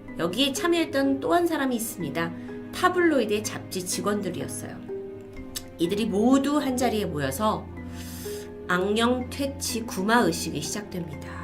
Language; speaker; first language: Korean; native; Korean